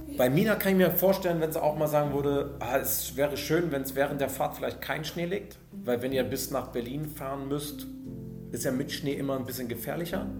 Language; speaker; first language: German; native; German